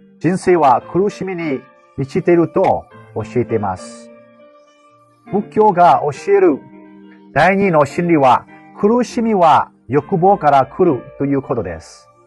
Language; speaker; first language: Japanese; non-native, fluent; Burmese